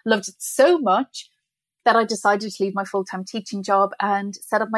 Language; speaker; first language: English; native; English